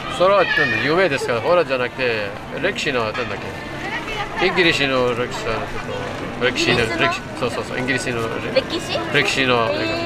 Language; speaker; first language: Japanese; non-native, learner; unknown